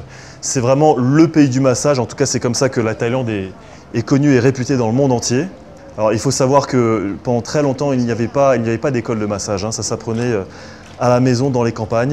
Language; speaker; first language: French; native; French